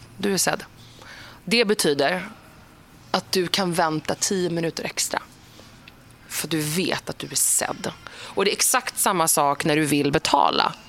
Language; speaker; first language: Swedish; native; Swedish